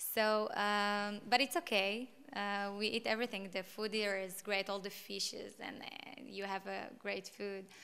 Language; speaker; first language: English; non-native, learner; Hebrew